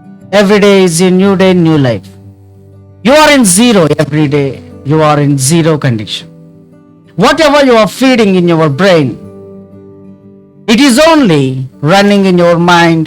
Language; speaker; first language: English; non-native, local second language; Telugu